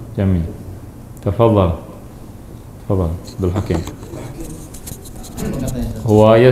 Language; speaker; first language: Arabic; non-native, fluent; Indonesian